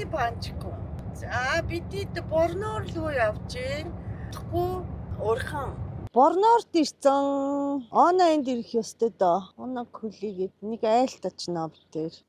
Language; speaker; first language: Mongolian; native; Mongolian